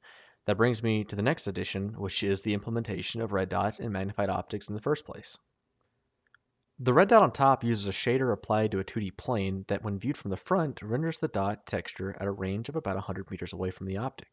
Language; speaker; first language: English; native; English